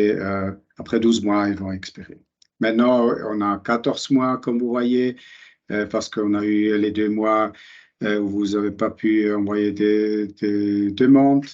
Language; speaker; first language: French; non-native, local second language; German